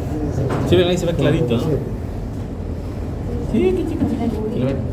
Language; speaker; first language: Spanish; native; Spanish